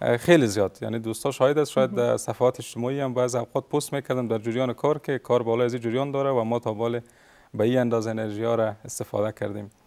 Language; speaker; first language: Persian; native; Persian